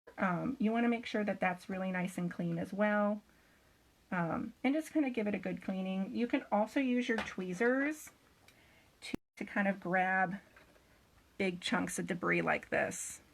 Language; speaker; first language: English; native; English